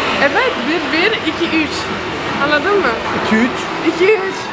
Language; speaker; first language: Turkish; non-native, learner; French